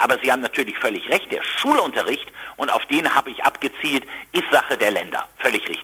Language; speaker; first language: German; native; German